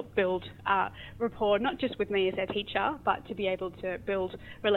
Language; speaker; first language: English; native; English